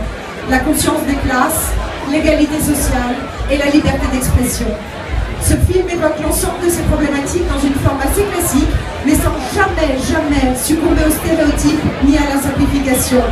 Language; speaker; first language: French; native; French